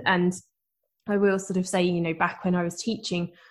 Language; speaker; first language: English; native; English